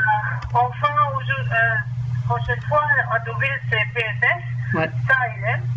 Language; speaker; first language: French; non-native, learner; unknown